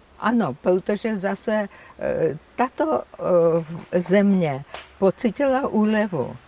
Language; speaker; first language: Czech; non-native, fluent; Georgian